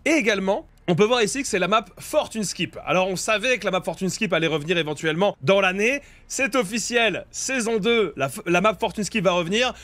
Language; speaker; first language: French; native; French